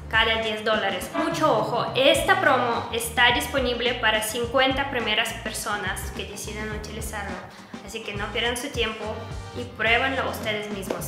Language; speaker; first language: Spanish; non-native, fluent; Russian